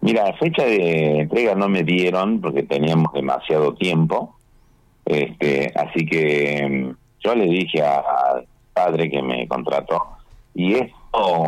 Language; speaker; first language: Spanish; native; Spanish